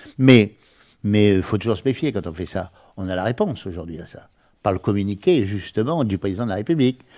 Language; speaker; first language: French; native; French